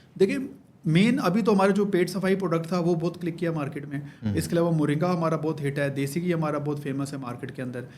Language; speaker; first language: Urdu; non-native, local second language; Baluchi